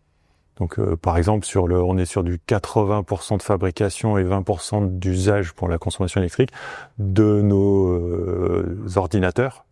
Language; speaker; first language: French; native; French